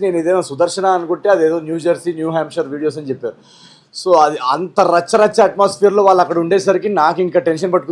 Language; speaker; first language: Telugu; native; Telugu